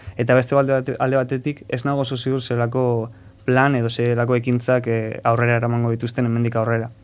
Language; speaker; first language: Basque; native; Basque